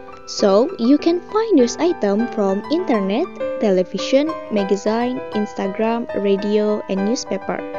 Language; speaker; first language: English; non-native, learner; Indonesian